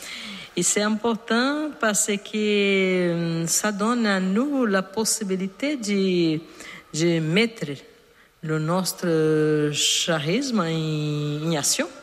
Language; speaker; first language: French; non-native, learner; Portuguese